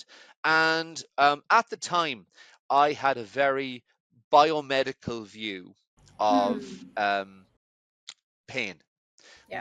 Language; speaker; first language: English; native; English